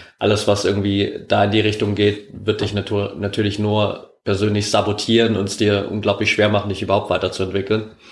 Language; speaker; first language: German; native; German